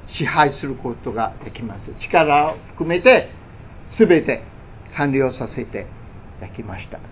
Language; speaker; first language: Japanese; non-native, fluent; English